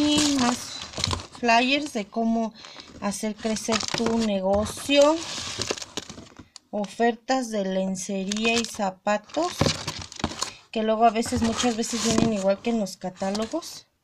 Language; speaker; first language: Spanish; native; Spanish